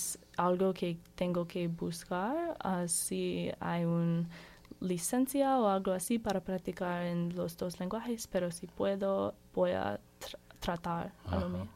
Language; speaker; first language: Spanish; non-native, learner; English